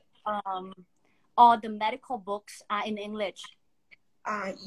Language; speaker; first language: English; non-native, fluent; Thai